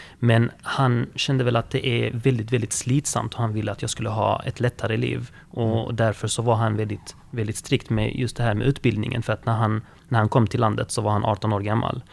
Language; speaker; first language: Swedish; early bilingual, other home language; Arabic